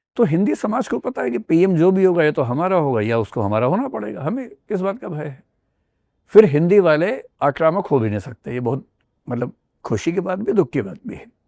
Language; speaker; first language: Hindi; native; Hindi